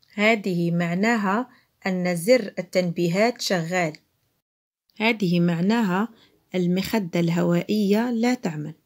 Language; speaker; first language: Arabic; non-native, local second language; Central Kurdish